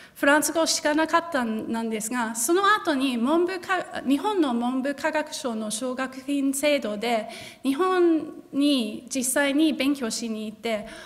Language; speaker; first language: Japanese; non-native, fluent; English